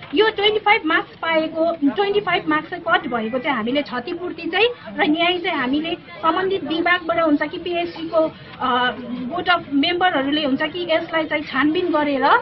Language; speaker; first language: Nepali; native; Nepali